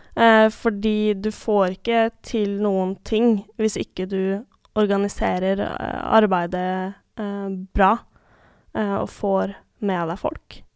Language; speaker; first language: Norwegian; native; Norwegian